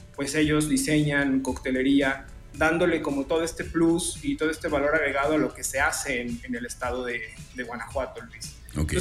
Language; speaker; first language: Spanish; native; Spanish